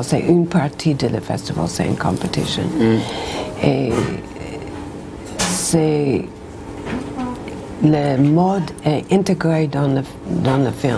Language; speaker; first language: French; non-native, learner; English